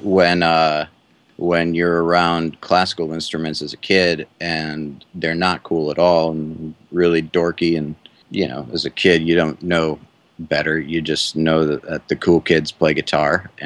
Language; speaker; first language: English; native; English